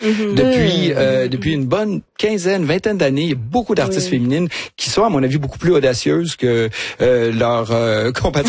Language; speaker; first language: French; native; French